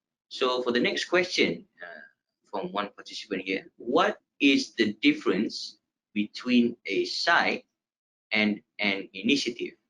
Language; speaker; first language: English; non-native, local second language; Malay